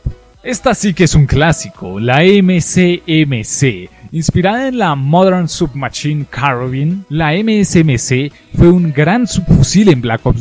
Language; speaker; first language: Spanish; native; Spanish